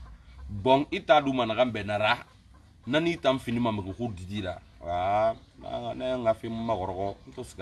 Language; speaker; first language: French; non-native, local second language; Susu